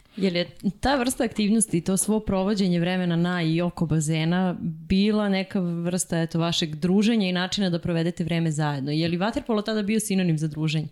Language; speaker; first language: Serbian; native; Serbian